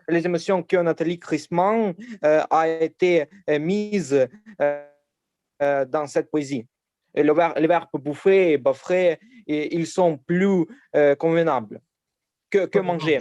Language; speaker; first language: French; non-native, learner; Ukrainian